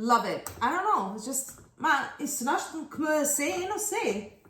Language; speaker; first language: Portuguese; early bilingual, heritage; Portuguese